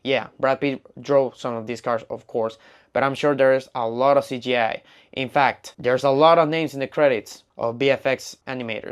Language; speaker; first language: English; non-native, fluent; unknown